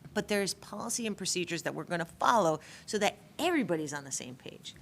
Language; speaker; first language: English; native; English